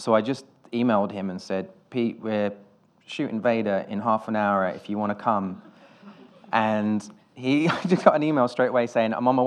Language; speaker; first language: English; native; English